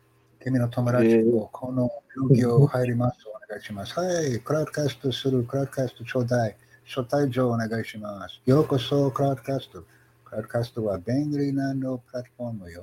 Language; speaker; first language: Japanese; non-native, learner; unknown